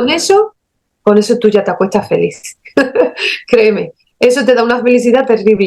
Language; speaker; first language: Spanish; native; Spanish